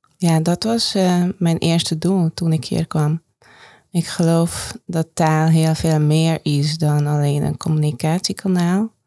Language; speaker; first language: Dutch; non-native, fluent; Hungarian